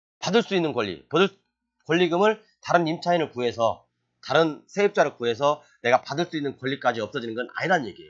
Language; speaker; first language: Korean; native; Korean